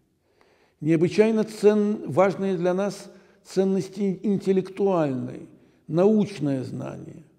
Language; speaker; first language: Russian; native; Russian